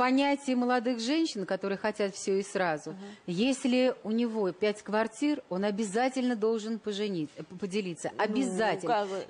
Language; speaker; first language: Russian; native; Russian